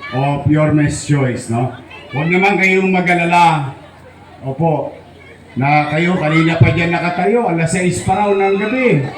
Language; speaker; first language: Filipino; native; Filipino